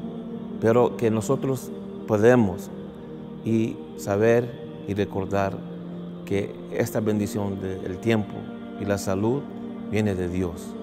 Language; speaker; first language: Spanish; non-native, fluent; English